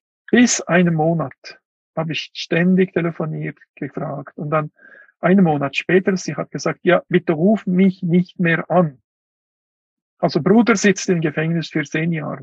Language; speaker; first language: German; non-native, fluent; Uyghur